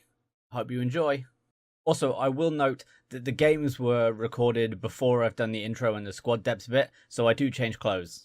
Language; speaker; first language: English; native; English